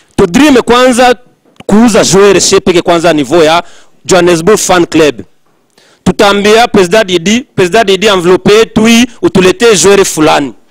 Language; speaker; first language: Swahili; native; Swahili